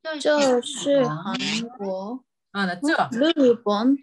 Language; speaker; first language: Chinese; non-native, learner; Korean